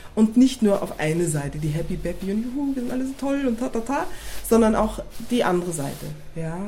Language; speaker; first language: German; native; German